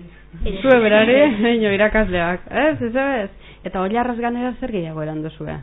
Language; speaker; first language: Basque; native; Basque